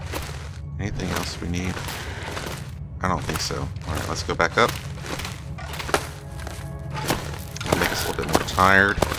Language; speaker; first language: English; native; English